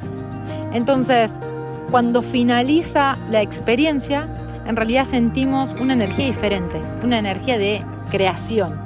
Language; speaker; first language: Spanish; native; Spanish